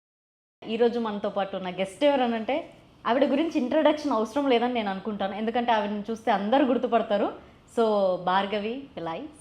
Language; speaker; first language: Telugu; native; Telugu